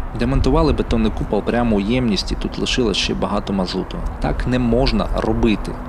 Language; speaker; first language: Ukrainian; non-native, local second language; Russian